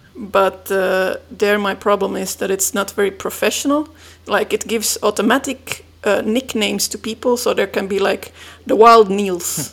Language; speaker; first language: English; non-native, fluent; Finnish